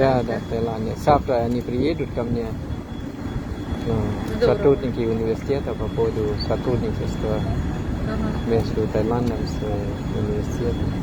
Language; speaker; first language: Russian; non-native, fluent; Thai